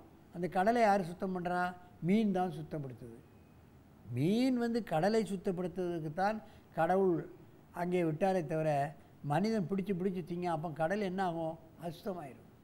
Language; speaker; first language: Tamil; native; Tamil